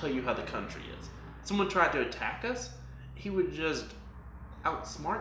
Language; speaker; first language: English; native; English